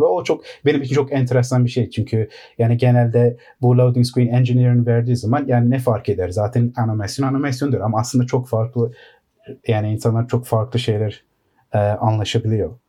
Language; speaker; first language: Turkish; early bilingual, heritage; Turkish